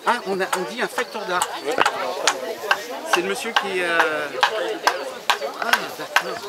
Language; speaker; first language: French; native; French